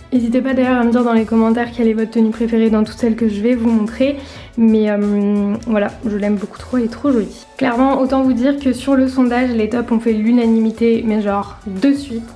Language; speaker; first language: French; native; French